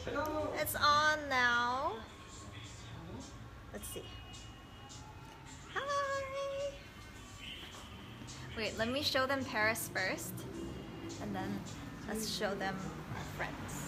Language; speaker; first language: English; early bilingual, other home language; Korean